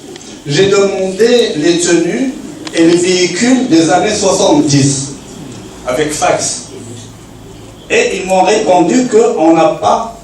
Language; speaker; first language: French; non-native, local second language; Arabic